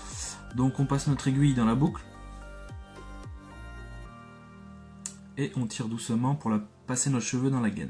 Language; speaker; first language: French; native; French